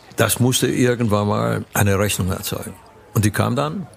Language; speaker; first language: German; early bilingual, other home language; Romanian